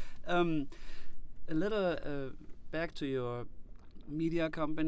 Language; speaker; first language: English; non-native, fluent; German